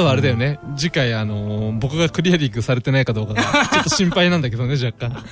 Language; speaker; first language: Japanese; native; Japanese